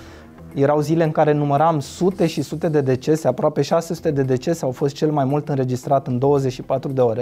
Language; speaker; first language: Romanian; native; Romanian